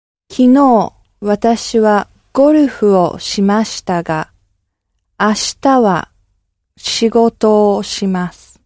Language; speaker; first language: Japanese; non-native, learner; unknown